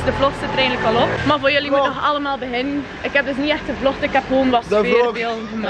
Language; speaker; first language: Dutch; native; Dutch